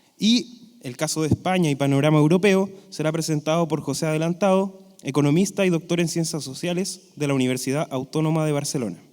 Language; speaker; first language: Spanish; native; Spanish